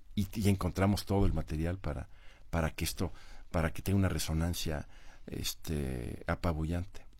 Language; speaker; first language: Spanish; native; Spanish